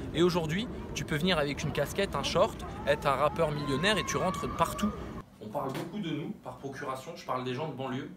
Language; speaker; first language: French; early bilingual, other home language; Arabic